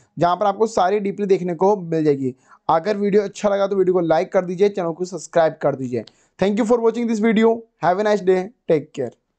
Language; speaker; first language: Hindi; native; Hindi